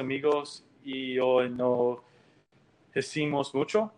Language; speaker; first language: Spanish; non-native, learner; English